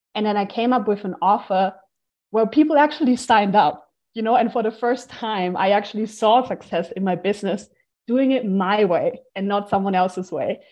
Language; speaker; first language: English; non-native, fluent; German